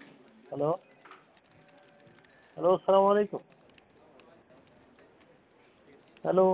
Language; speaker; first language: Arabic; non-native, learner; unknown